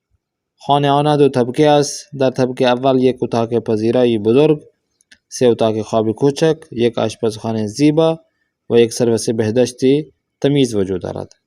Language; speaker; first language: Persian; non-native, fluent; Urdu